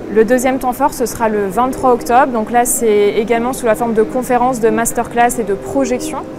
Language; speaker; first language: French; native; French